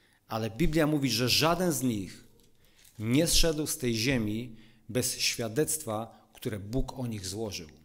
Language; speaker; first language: Polish; native; Polish